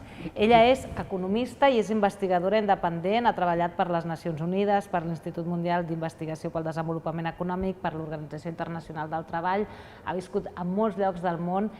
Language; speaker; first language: Spanish; non-native, local second language; Catalan